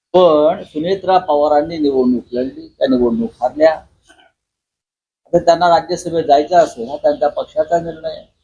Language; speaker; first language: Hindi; non-native, local second language; Marathi